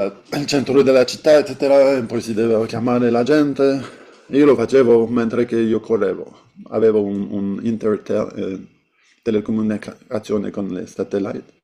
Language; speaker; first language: Italian; non-native, fluent; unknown